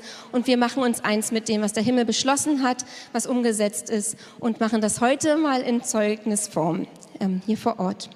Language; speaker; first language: German; native; German